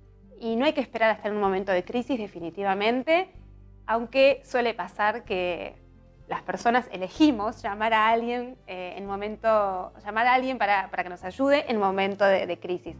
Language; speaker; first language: Spanish; native; Spanish